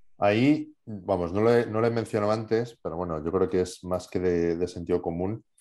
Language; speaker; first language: Spanish; native; Spanish